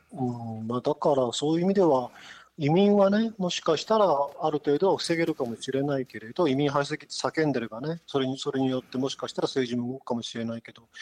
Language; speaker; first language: Japanese; native; Japanese